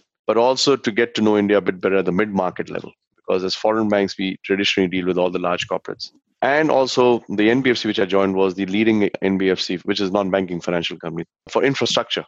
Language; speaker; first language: English; non-native, local second language; Hindi